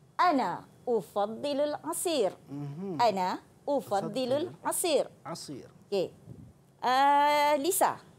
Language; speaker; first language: Arabic; non-native, fluent; Malay